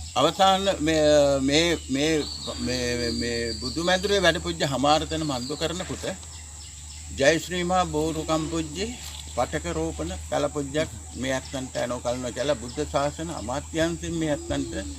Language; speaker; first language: Sinhala; native; Sinhala